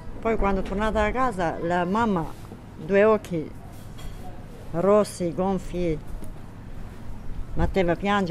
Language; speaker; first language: Italian; non-native, learner; Kurdish